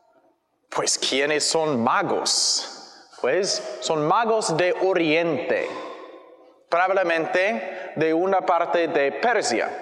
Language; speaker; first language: Spanish; non-native, learner; English